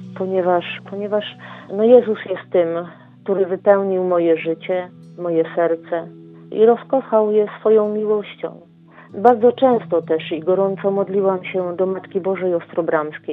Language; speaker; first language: Polish; native; Polish